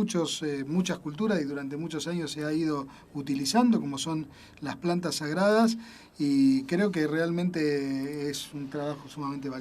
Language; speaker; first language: Spanish; native; Spanish